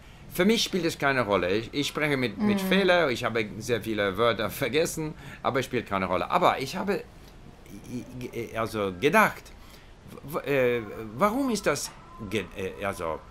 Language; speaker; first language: German; non-native, learner; English